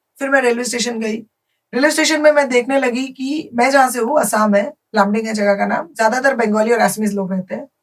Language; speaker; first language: Hindi; non-native, local second language; Bangla